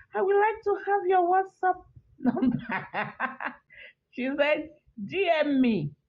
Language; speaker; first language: English; non-native, local second language; Yoruba